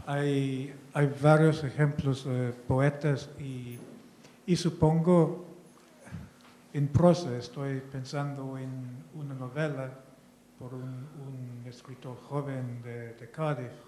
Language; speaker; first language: Spanish; non-native, fluent; English